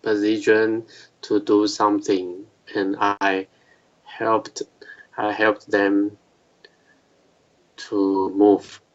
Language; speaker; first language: English; non-native, learner; Chinese